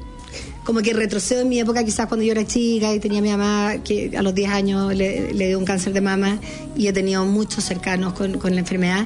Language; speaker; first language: Spanish; native; Spanish